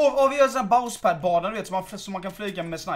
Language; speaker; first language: Swedish; native; Swedish